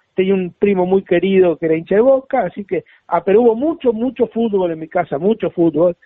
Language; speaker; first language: Spanish; native; Spanish